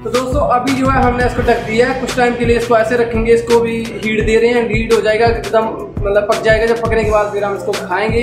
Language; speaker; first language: Hindi; non-native, local second language; Dogri